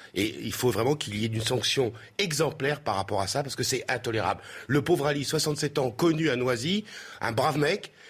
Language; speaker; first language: French; native; French